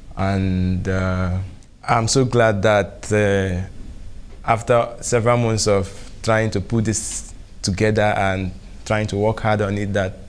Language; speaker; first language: English; non-native, local second language; Igbo